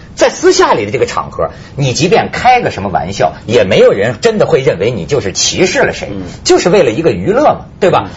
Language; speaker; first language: Chinese; native; Chinese